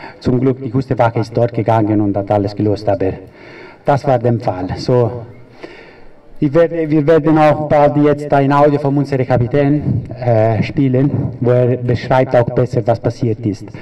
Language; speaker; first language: German; non-native, fluent; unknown